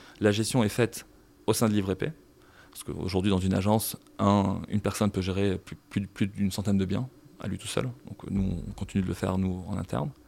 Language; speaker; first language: French; non-native, local second language; Arabic